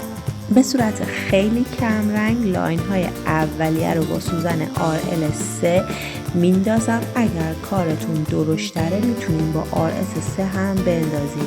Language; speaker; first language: Persian; native; Persian